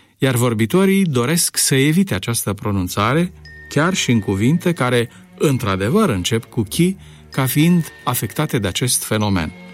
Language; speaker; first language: Romanian; native; Romanian